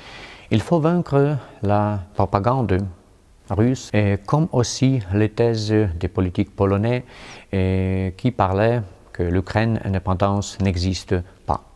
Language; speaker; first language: French; non-native, fluent; Ukrainian